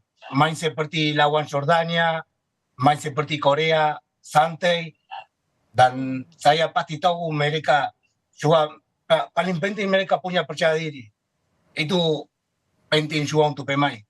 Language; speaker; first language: Indonesian; non-native, fluent; Spanish